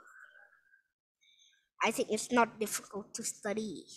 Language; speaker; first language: English; non-native, learner; Vietnamese